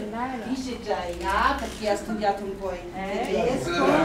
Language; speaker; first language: Italian; non-native, fluent; German